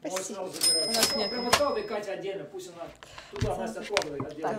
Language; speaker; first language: Russian; native; Russian